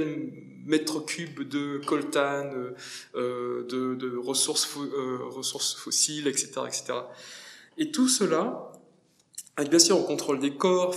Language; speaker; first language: French; native; French